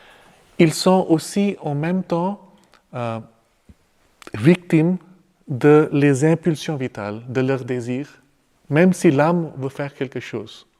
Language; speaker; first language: French; non-native, fluent; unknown